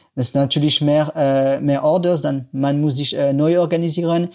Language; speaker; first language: German; non-native, fluent; French